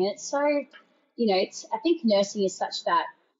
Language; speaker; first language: English; native; English